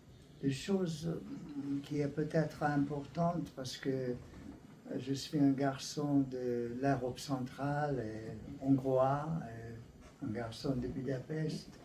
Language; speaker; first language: French; non-native, learner; Hungarian